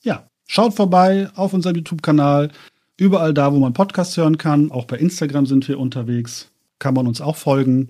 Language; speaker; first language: German; native; German